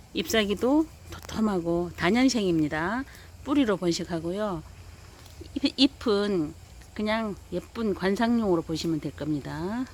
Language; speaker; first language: Korean; native; Korean